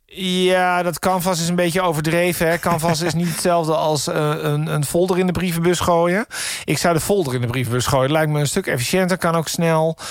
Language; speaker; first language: Dutch; native; Dutch